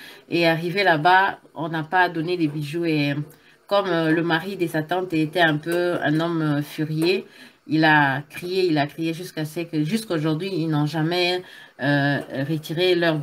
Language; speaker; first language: French; non-native, local second language; Lingala